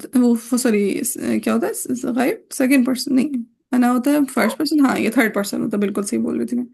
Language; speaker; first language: Urdu; native; Urdu